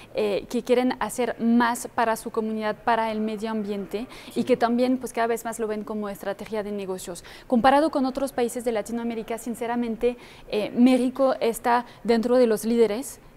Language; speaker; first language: Spanish; non-native, fluent; French